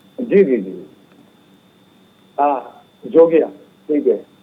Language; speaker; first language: Hindi; native; Hindi